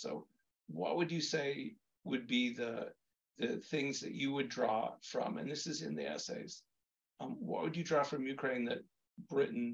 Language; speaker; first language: English; native; English